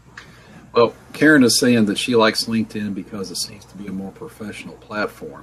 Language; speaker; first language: English; native; English